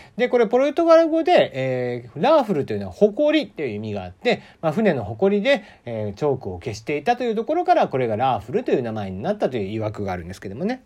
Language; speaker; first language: Japanese; native; Japanese